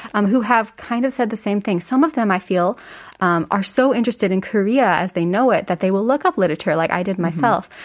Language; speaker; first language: English; native; English